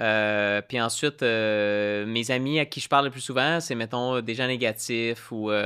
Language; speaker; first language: French; native; French